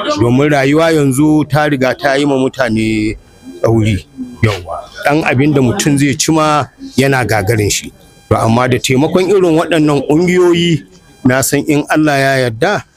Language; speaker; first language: Hausa; native; Hausa